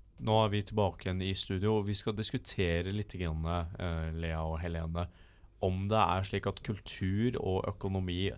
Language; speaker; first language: Norwegian; native; Norwegian